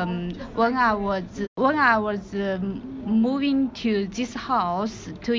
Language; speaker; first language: English; non-native, learner; Chinese